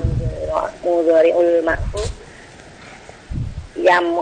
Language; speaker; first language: Arabic; non-native, learner; Indonesian